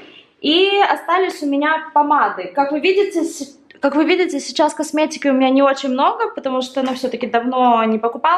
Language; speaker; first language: Russian; native; Russian